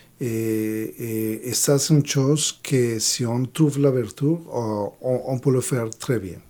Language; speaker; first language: French; non-native, learner; Spanish